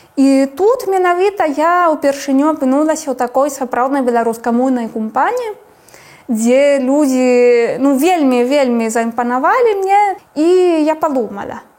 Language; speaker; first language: Belarusian; non-native, fluent; Spanish